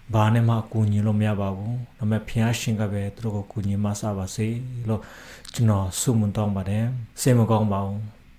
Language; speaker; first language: Burmese; non-native, local second language; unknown